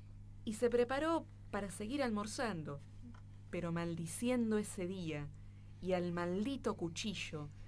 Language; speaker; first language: Spanish; native; Spanish